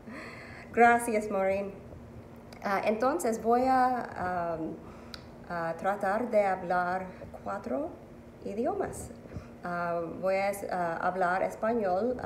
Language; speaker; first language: Spanish; non-native, learner; English